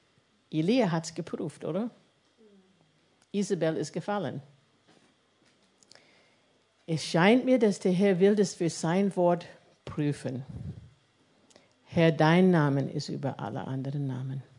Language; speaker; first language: German; non-native, fluent; English